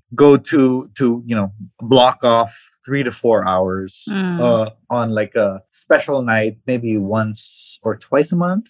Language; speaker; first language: English; non-native, local second language; Cebuano